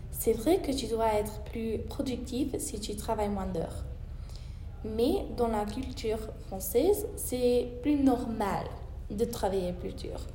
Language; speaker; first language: French; non-native, learner; English